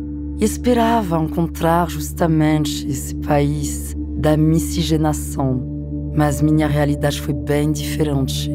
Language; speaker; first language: Portuguese; non-native, fluent; French